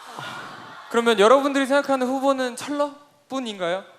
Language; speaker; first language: Korean; native; Korean